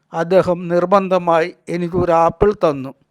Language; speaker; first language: Malayalam; native; Malayalam